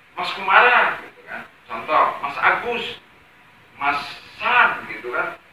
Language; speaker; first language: Indonesian; non-native, local second language; Javanese